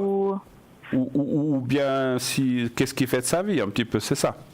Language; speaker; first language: French; native; French